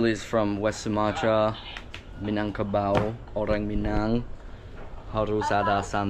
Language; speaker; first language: Indonesian; non-native, learner; English